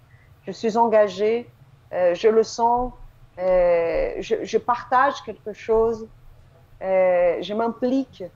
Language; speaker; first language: French; non-native, fluent; Portuguese